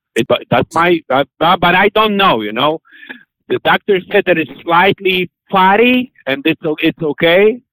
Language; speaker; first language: English; non-native, learner; Polish